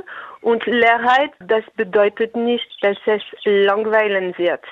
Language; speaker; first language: German; non-native, fluent; French